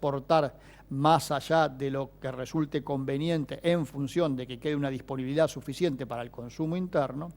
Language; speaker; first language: Spanish; native; Spanish